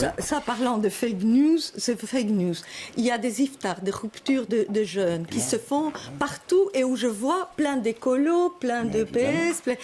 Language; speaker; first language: French; early bilingual, other home language; Hungarian